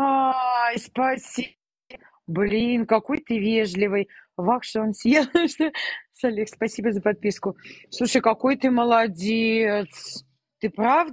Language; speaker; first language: Russian; native; Russian